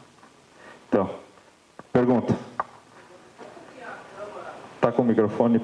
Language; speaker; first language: Portuguese; native; Portuguese